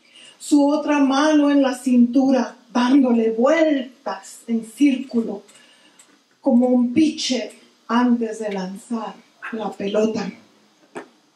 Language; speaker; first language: Spanish; early bilingual, heritage; Spanish